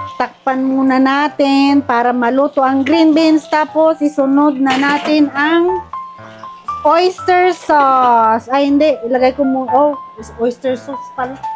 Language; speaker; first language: Filipino; non-native, local second language; Iloko